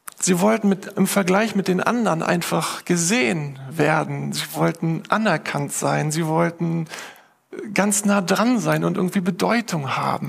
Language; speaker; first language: German; native; German